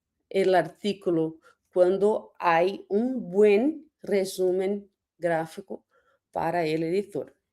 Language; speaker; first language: Spanish; non-native, fluent; Portuguese